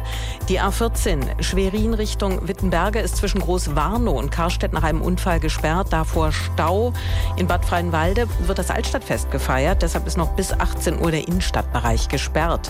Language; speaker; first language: German; native; German